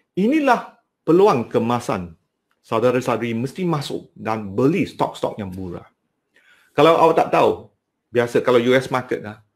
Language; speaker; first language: Malay; non-native, local second language; Cantonese